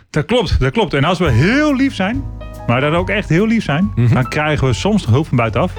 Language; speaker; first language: Dutch; native; Dutch